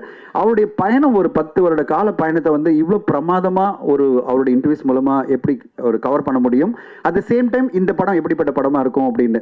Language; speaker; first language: Tamil; native; Tamil